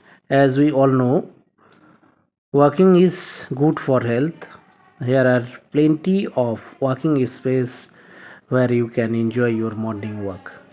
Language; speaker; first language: English; non-native, local second language; Bangla